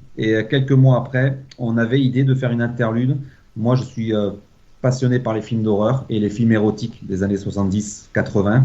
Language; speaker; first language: French; native; French